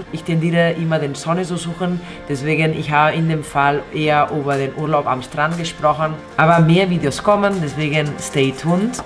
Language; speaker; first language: German; non-native, fluent; Spanish